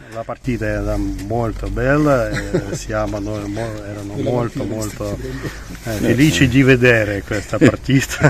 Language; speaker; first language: Italian; non-native, learner; Ukrainian